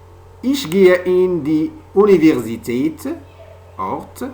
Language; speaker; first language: German; non-native, fluent; French